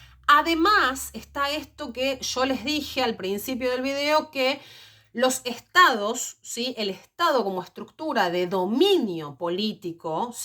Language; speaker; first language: Spanish; native; Spanish